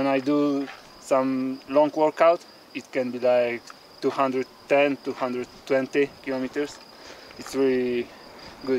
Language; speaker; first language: English; non-native, learner; Polish